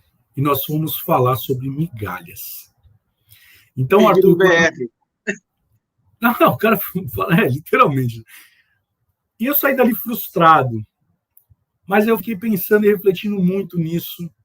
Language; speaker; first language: Portuguese; native; Portuguese